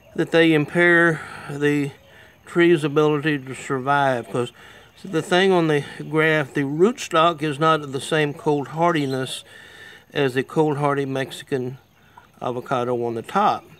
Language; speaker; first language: English; native; English